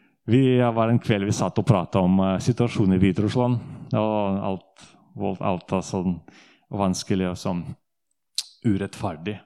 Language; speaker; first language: Norwegian; non-native, fluent; Russian